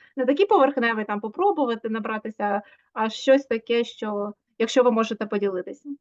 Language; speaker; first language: Ukrainian; native; Ukrainian